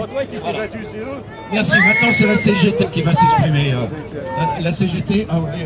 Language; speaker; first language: French; native; French